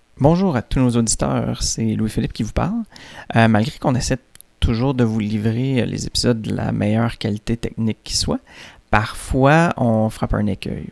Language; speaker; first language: French; native; French